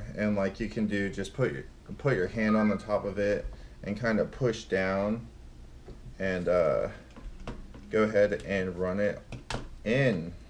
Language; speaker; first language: English; native; English